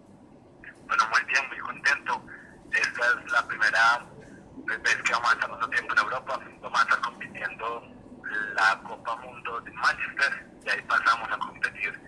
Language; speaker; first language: Spanish; native; Spanish